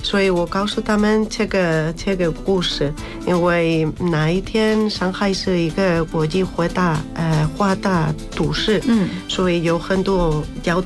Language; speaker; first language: Chinese; non-native, fluent; Spanish